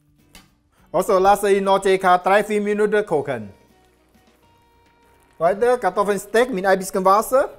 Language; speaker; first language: German; non-native, learner; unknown